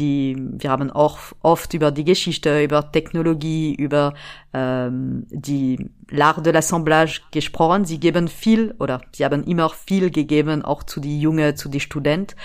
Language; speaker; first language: German; non-native, fluent; French